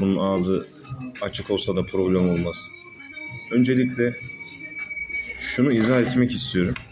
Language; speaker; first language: Turkish; native; Turkish